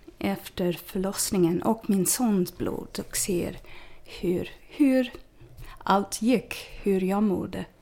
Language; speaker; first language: Swedish; non-native, fluent; English